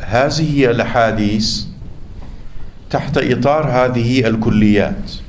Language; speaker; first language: Arabic; non-native, fluent; Turkish